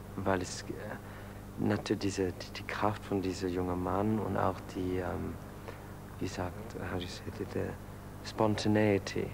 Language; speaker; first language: German; non-native, fluent; English